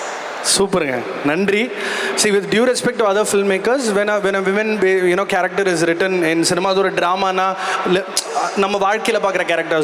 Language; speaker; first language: Tamil; native; Tamil